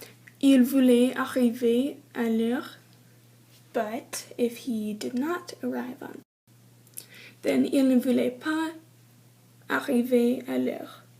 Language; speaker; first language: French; non-native, learner; English